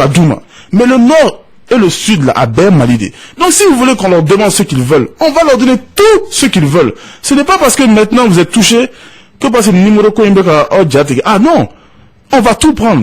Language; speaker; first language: French; non-native, local second language; Bambara